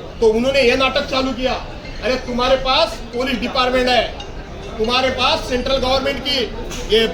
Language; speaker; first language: Hindi; non-native, local second language; Marathi